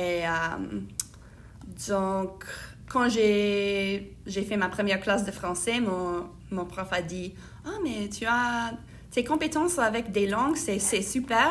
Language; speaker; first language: French; non-native, fluent; English